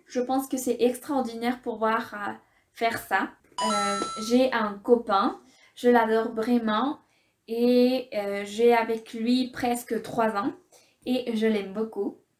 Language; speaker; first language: French; non-native, fluent; Spanish